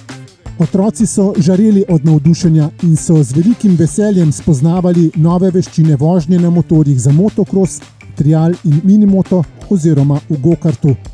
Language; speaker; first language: Slovenian; native; Slovenian